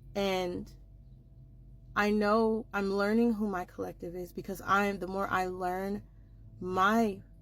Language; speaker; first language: English; native; English